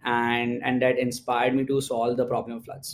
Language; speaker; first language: English; non-native, local second language; Gujarati